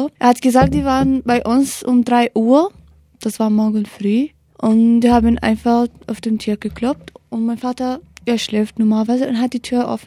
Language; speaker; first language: German; non-native, learner; Kurdish